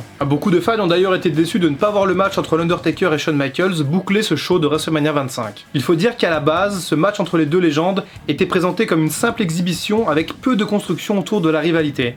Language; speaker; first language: French; native; French